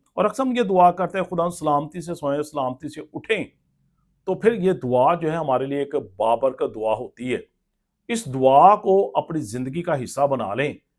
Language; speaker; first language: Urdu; non-native, local second language; Punjabi